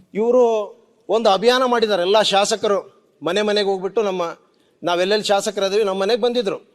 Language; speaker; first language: Kannada; native; Kannada